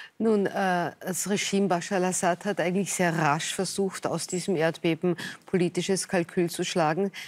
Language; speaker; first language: German; native; German